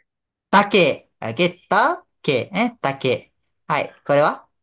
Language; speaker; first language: Japanese; non-native, fluent; Malay